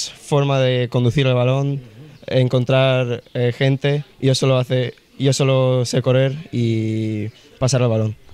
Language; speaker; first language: Spanish; early bilingual, other home language; Russian